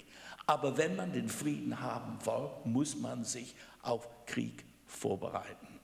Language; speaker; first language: German; non-native, fluent; English